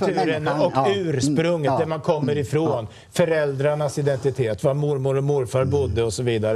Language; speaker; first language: Swedish; native; Swedish